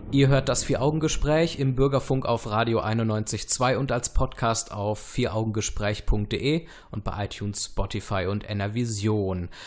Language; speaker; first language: German; native; German